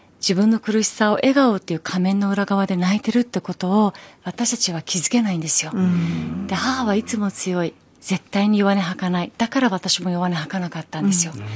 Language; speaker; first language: Japanese; early bilingual, other home language; Persian